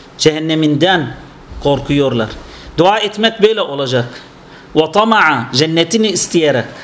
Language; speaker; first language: Turkish; non-native, fluent; Arabic